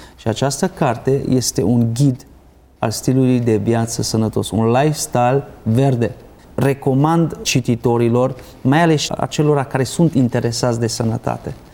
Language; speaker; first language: Romanian; non-native, local second language; Hungarian